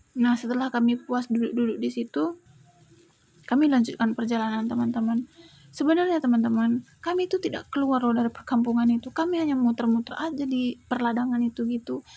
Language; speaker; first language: Indonesian; native; Indonesian